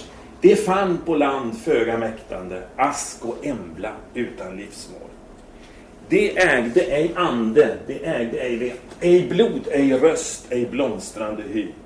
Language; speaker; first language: Swedish; native; Swedish